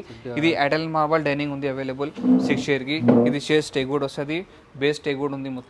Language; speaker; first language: Telugu; non-native, local second language; Urdu